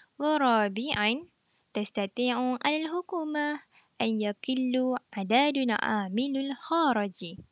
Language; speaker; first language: Arabic; non-native, learner; Malay